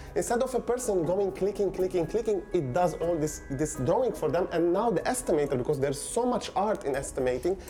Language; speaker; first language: English; non-native, fluent; Arabic